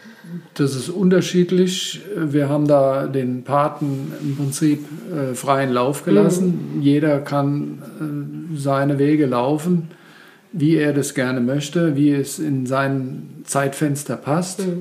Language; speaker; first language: German; native; German